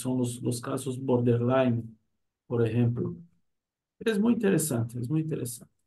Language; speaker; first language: Spanish; non-native, fluent; Portuguese